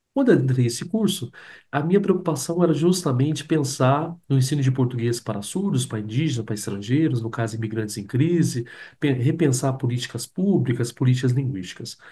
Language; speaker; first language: Portuguese; native; Portuguese